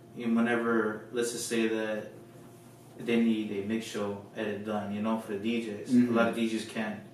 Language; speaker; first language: English; early bilingual, other home language; Filipino